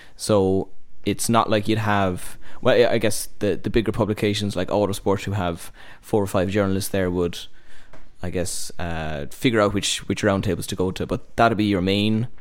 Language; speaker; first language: English; native; English